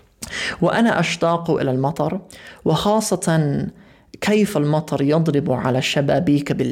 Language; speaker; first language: Arabic; non-native, fluent; English